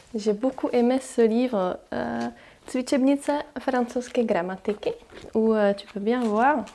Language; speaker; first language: French; non-native, fluent; Czech